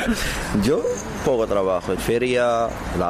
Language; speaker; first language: Spanish; non-native, learner; Arabic